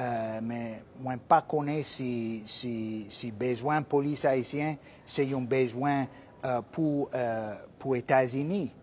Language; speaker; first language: Haitian Creole; non-native, fluent; English